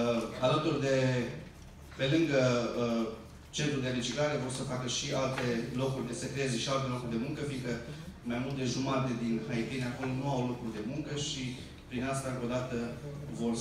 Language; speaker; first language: Romanian; early bilingual, heritage; Romanian